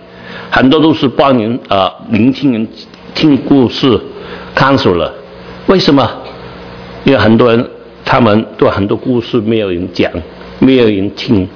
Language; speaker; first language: Chinese; non-native, learner; Cantonese